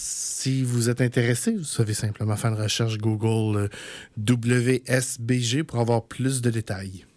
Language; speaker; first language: French; native; French